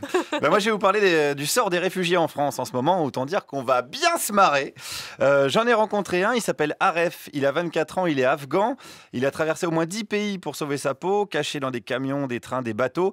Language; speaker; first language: French; native; French